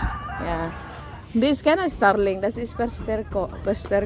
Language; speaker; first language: German; non-native, learner; Cebuano